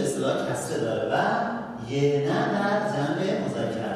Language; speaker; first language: Persian; native; Persian